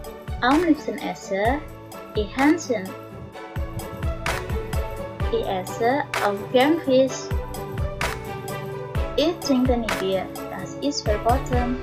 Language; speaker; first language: German; non-native, learner; Indonesian